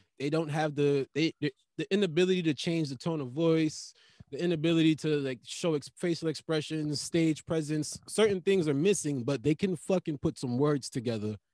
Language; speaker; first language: English; native; English